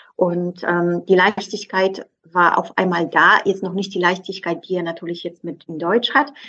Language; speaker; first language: German; non-native, fluent; Polish